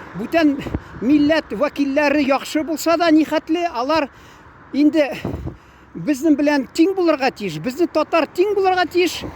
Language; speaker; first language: Tatar; native; Tatar